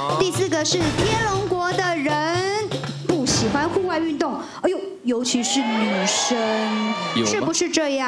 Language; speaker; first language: Chinese; native; Chinese